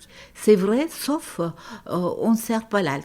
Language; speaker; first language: French; non-native, fluent; Turkish